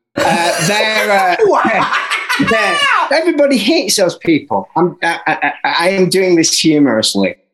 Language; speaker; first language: English; native; English